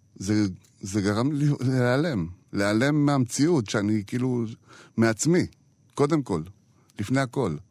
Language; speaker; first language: Hebrew; native; Hebrew